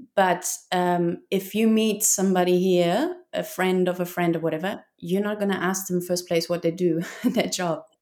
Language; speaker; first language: English; non-native, fluent; German